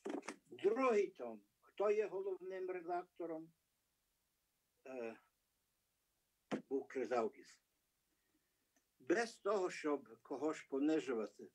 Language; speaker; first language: Ukrainian; early bilingual, heritage; Ukrainian